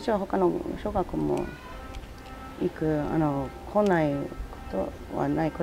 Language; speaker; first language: Japanese; non-native, learner; English